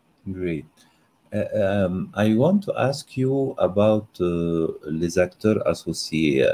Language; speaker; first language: French; non-native, fluent; Arabic